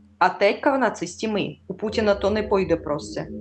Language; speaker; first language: Czech; non-native, learner; Russian